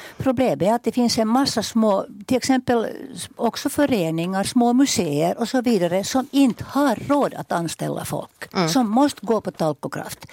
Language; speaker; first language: Swedish; native; Swedish